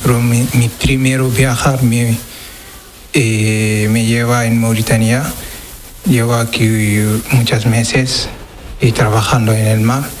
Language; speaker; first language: Spanish; non-native, learner; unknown